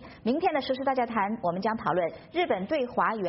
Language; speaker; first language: Chinese; native; Chinese